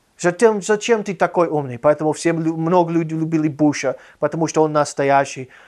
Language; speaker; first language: Russian; non-native, fluent; English